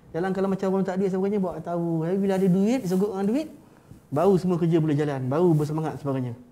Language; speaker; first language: Malay; native; Malay